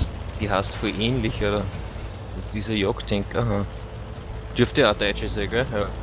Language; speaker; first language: German; native; German